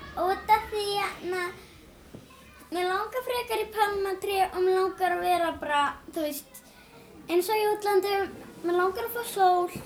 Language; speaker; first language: Icelandic; early bilingual, other home language; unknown